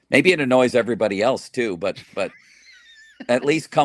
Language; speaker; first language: English; native; English